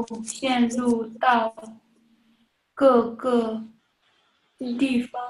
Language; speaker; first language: Chinese; non-native, learner; English